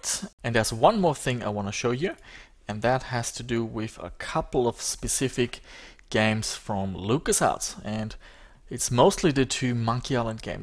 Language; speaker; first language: English; native; English